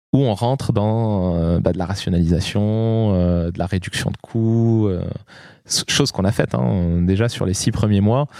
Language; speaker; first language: French; non-native, local second language; Arabic